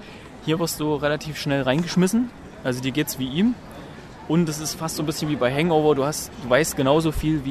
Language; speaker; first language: German; native; German